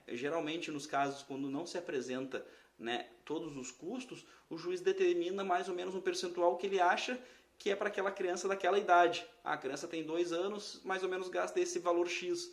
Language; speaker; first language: Portuguese; native; Portuguese